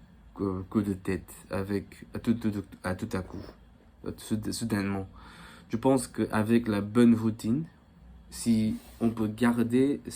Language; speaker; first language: French; non-native, fluent; Korean